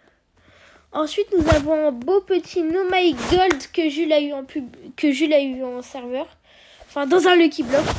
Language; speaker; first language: French; native; French